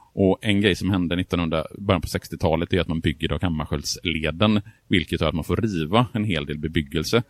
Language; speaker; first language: Swedish; native; Swedish